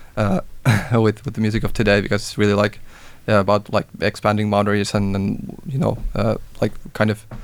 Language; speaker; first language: English; non-native, fluent; Finnish